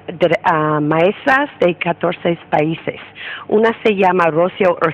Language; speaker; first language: Spanish; non-native, fluent; English